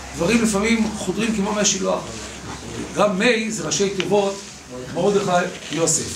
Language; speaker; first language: Hebrew; native; Hebrew